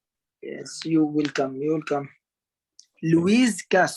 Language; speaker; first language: English; non-native, learner; Arabic